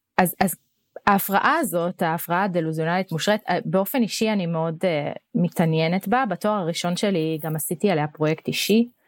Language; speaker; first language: Hebrew; native; Hebrew